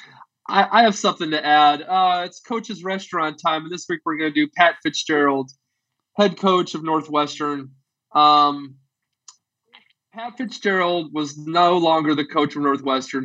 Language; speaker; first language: English; native; English